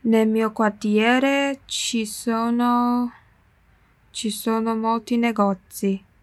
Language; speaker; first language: Italian; non-native, learner; Chinese